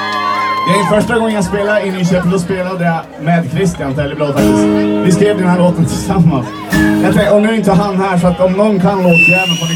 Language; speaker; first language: Swedish; native; Swedish